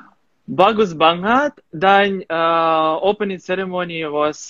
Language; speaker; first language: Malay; non-native, fluent; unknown